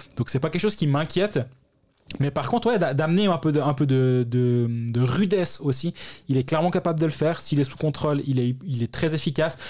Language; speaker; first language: French; native; French